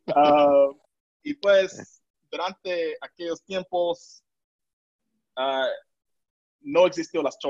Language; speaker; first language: Spanish; non-native, local second language; English